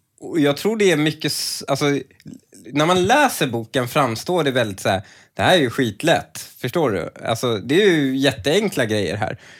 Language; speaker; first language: Swedish; early bilingual, other home language; Persian